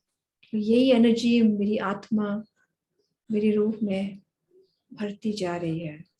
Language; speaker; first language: Hindi; native; Hindi